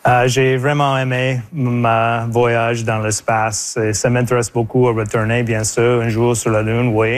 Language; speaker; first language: French; non-native, local second language; English